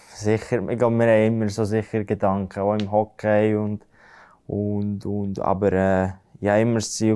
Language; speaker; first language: German; non-native, fluent; Latvian